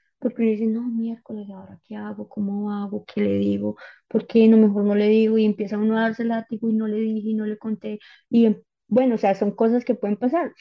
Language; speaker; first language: Spanish; native; Spanish